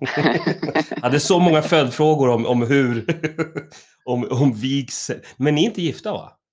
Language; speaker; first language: Swedish; native; Swedish